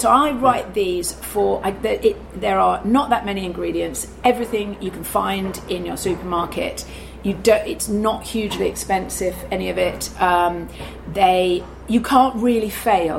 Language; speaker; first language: English; native; English